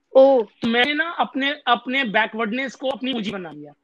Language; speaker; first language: Hindi; native; Hindi